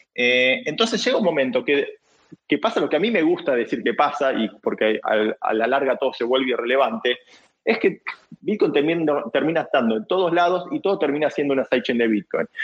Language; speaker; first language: Spanish; native; Spanish